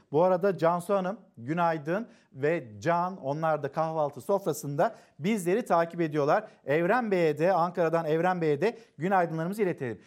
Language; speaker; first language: Turkish; native; Turkish